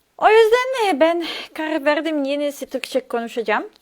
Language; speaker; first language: Turkish; non-native, learner; Serbian